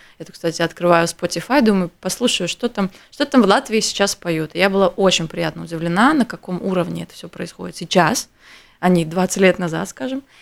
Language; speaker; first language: Russian; native; Russian